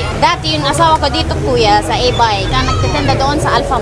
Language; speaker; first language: Filipino; early bilingual, heritage; Arabic